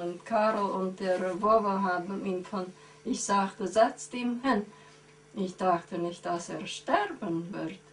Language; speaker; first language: German; early bilingual, heritage; German